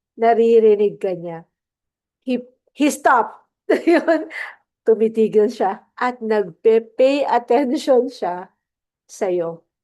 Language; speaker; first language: Filipino; non-native, local second language; Cebuano